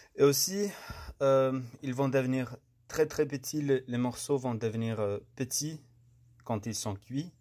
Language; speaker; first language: French; non-native, fluent; English